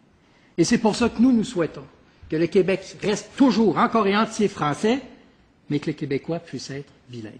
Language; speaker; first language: French; native; French